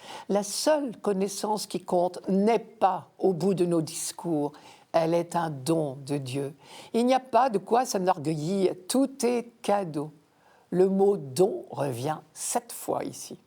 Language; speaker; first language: French; native; French